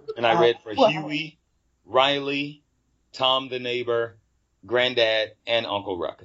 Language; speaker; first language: English; native; English